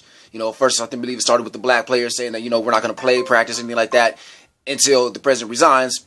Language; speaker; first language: English; native; English